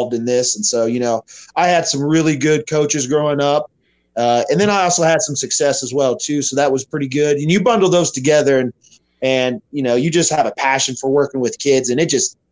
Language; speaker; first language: English; native; English